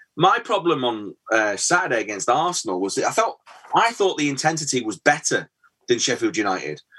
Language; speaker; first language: English; native; English